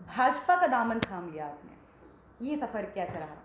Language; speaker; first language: Hindi; native; Hindi